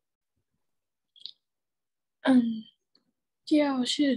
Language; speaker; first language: Chinese; non-native, learner; Thai